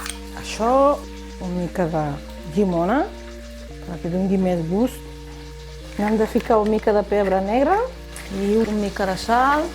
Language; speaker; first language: Catalan; non-native, fluent; Fula